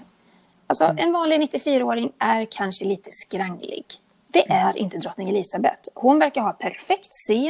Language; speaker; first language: Swedish; native; Swedish